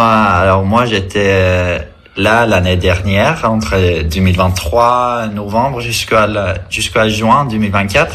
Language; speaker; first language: French; non-native, fluent; Swedish